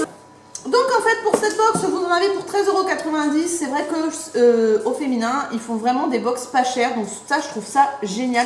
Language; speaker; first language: French; native; French